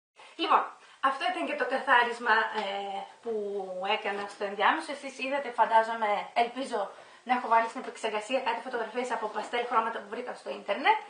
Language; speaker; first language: Greek; native; Greek